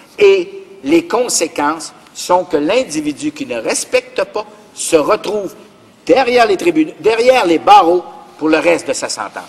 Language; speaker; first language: French; native; French